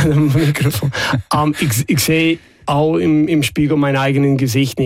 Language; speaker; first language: German; non-native, fluent; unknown